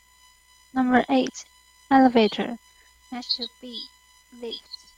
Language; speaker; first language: English; non-native, learner; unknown